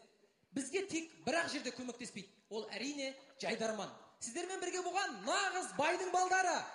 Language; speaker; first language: Kazakh; native; Kazakh